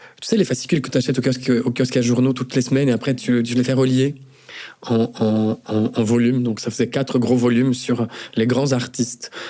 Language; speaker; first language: French; non-native, fluent; Portuguese